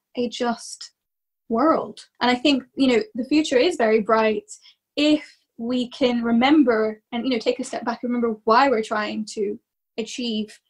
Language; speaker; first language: English; native; English